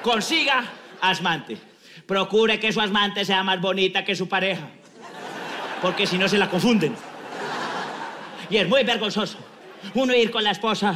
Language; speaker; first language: Spanish; native; Spanish